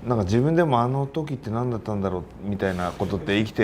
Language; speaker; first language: Japanese; native; Japanese